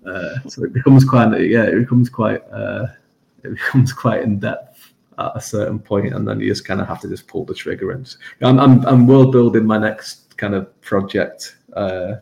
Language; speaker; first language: English; native; English